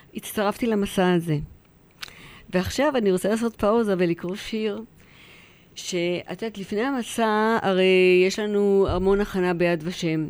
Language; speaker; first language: Hebrew; early bilingual, other home language; Polish